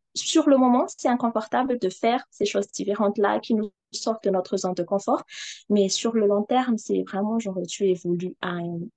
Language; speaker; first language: French; non-native, local second language; Malagasy